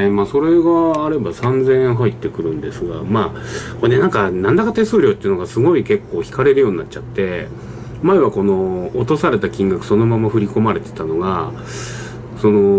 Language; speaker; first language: Japanese; native; Japanese